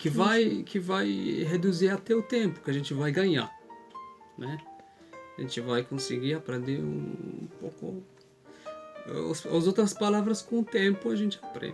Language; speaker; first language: Portuguese; non-native, fluent; Arabic